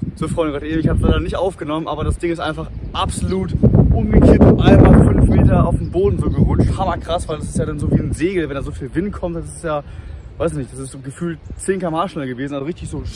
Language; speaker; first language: German; native; German